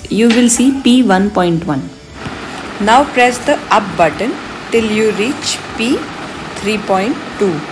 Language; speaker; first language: English; non-native, local second language; Hindi